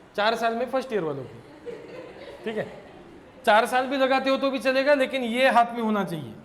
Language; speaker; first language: Hindi; non-native, local second language; Marathi